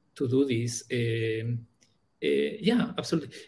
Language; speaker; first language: English; non-native, fluent; Spanish